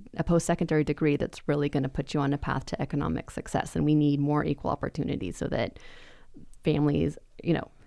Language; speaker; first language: English; native; English